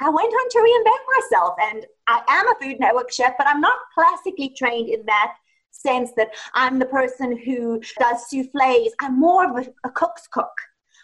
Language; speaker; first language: English; native; English